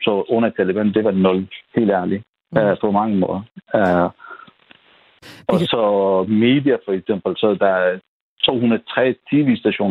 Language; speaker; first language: Danish; non-native, fluent; Persian